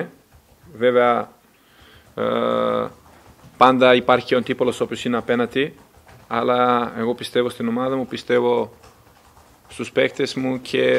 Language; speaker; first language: Greek; non-native, fluent; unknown